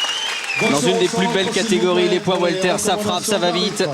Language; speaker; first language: French; native; French